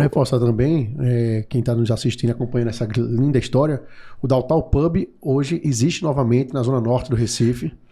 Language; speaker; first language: Portuguese; native; Portuguese